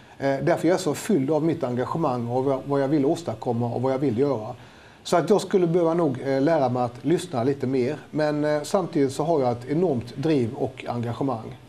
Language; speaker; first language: Swedish; native; Swedish